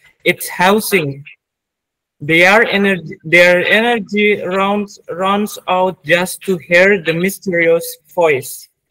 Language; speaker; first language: English; non-native, learner; Indonesian